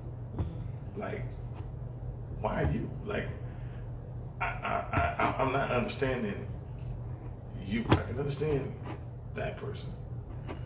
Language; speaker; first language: English; native; English